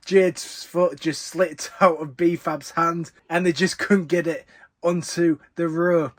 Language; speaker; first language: English; native; English